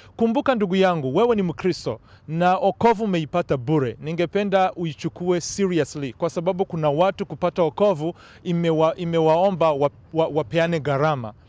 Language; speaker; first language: Swahili; non-native, local second language; Kinyarwanda